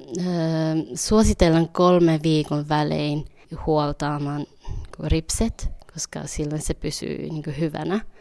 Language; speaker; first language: Finnish; early bilingual, other home language; Vietnamese